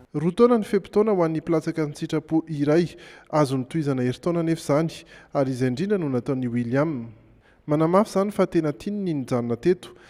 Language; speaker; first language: Malagasy; native; Malagasy